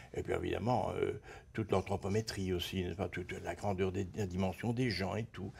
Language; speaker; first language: French; native; French